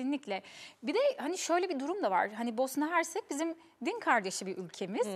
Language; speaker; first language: Turkish; native; Turkish